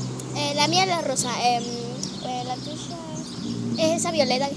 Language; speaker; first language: Spanish; native; Spanish